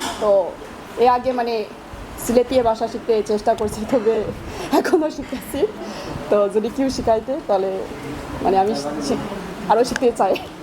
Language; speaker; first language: Bangla; non-native, learner; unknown